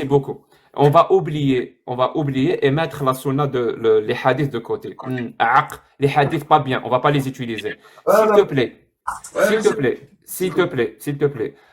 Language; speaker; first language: French; native; French